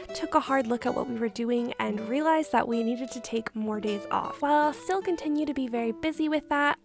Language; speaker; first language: English; native; English